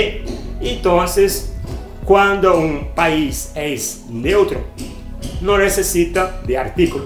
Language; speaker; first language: Spanish; non-native, fluent; Portuguese